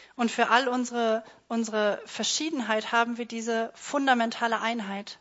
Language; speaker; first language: German; native; German